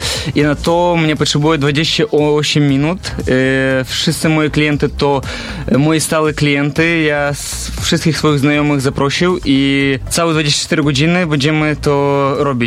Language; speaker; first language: Polish; non-native, learner; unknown